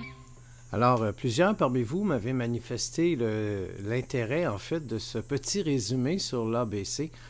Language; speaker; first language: French; native; French